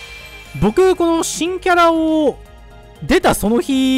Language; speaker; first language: Japanese; native; Japanese